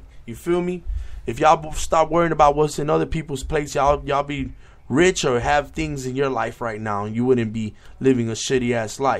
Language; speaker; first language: English; native; English